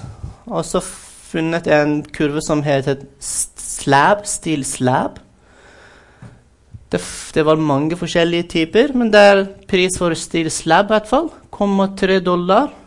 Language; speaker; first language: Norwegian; non-native, fluent; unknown